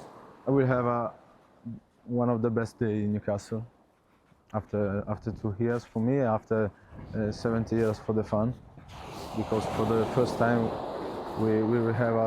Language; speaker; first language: English; non-native, learner; Italian